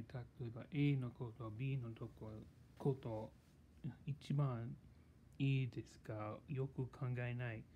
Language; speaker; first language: Japanese; non-native, learner; English